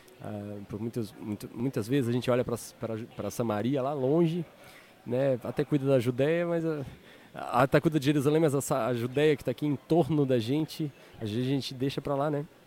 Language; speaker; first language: Portuguese; native; Portuguese